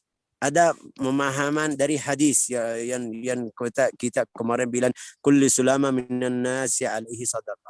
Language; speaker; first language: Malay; non-native, fluent; Arabic